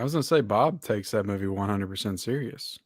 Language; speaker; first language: English; native; English